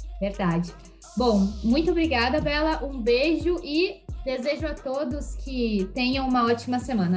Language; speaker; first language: Portuguese; native; Portuguese